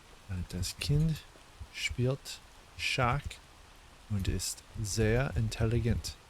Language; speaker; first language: German; non-native, learner; English